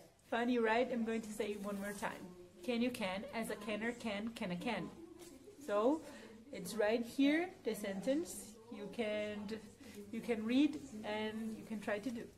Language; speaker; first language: English; non-native, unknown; Portuguese